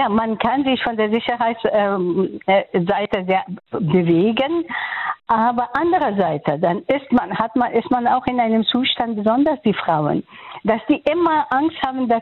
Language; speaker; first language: German; non-native, learner; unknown